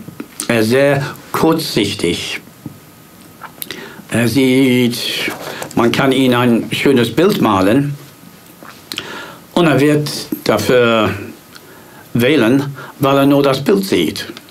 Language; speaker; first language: German; non-native, fluent; English